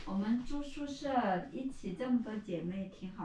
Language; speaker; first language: Chinese; native; Chinese